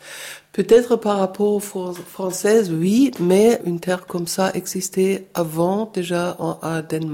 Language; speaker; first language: French; non-native, fluent; German